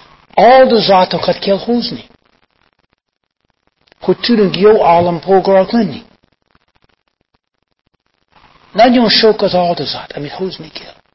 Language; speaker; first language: Hungarian; non-native, fluent; English